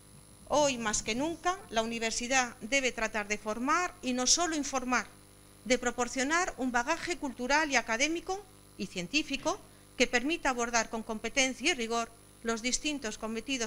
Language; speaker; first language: Spanish; native; Spanish